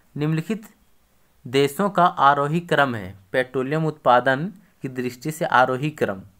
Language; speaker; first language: Hindi; native; Hindi